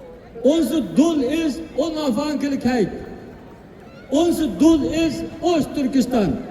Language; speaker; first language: Dutch; non-native, fluent; Uyghur